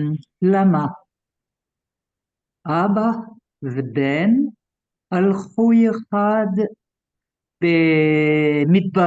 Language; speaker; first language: Hebrew; non-native, learner; French